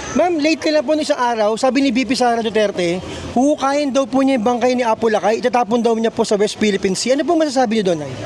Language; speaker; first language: Filipino; native; Filipino